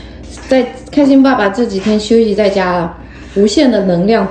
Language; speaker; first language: Chinese; native; Chinese